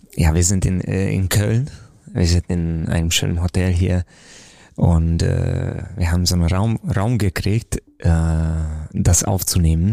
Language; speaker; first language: German; non-native, fluent; Romanian